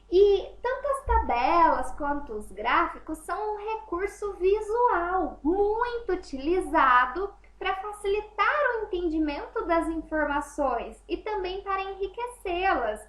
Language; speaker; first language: Portuguese; native; Portuguese